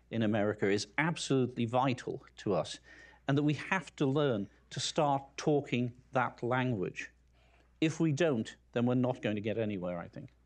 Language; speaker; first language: English; native; English